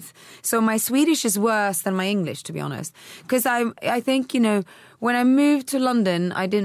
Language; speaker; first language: English; early bilingual, other home language; Swedish